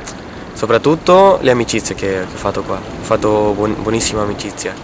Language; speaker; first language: Italian; non-native, fluent; Spanish